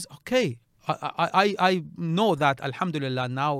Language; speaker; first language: English; non-native, learner; Arabic